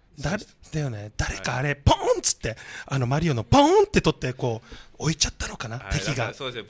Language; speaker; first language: Japanese; native; Japanese